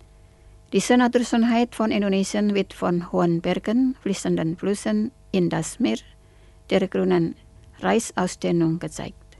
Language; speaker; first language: German; non-native, fluent; Indonesian